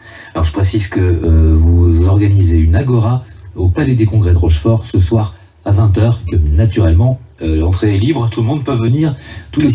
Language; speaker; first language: French; native; French